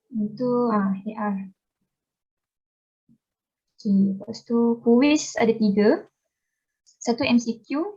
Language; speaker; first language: Malay; native; Malay